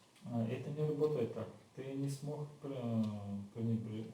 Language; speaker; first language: Russian; non-native, learner; Bulgarian